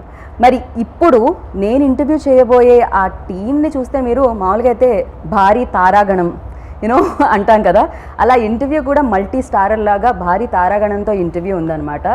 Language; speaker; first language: Telugu; native; Telugu